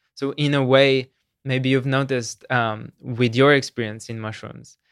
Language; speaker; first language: English; non-native, fluent; Slovenian